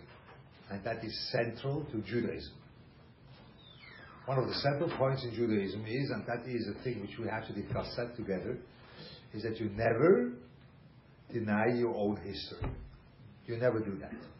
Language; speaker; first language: English; non-native, fluent; German